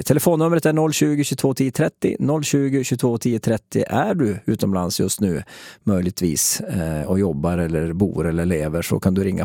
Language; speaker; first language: Swedish; native; Swedish